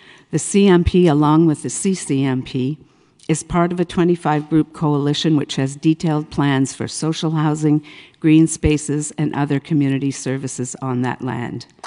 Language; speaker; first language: English; native; English